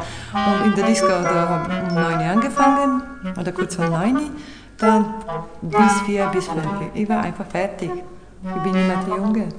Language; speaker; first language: German; non-native, learner; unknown